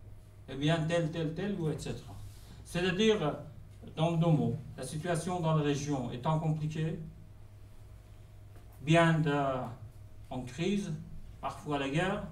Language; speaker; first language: French; non-native, fluent; Persian